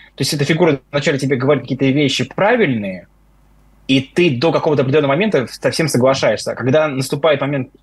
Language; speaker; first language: Russian; native; Russian